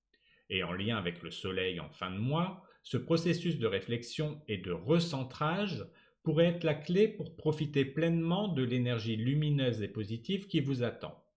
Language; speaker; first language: French; native; French